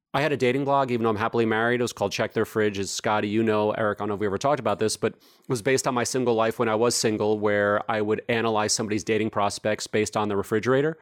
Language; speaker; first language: English; native; English